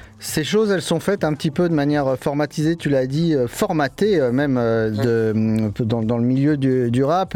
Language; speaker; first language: French; native; French